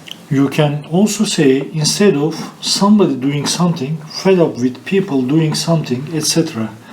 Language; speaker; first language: English; non-native, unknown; Turkish